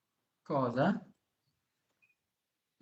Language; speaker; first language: Italian; non-native, fluent; Bangla